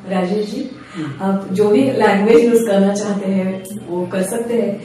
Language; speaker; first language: Hindi; non-native, local second language; Marathi